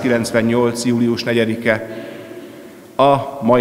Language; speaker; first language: Hungarian; native; Hungarian